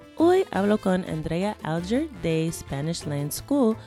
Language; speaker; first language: Spanish; non-native, fluent; English